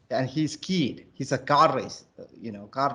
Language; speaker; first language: English; non-native, local second language; Malayalam